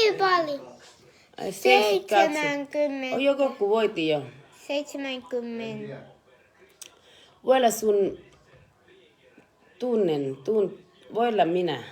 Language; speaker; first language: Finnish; non-native, learner; Thai